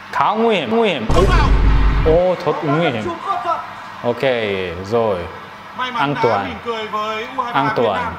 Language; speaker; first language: Vietnamese; non-native, learner; Korean